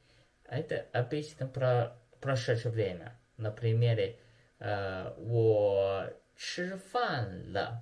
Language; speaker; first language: Russian; non-native, learner; Chinese